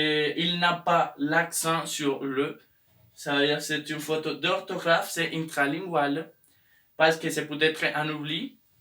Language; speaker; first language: French; non-native, learner; Spanish